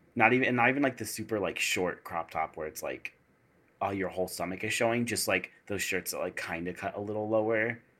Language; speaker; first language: English; native; English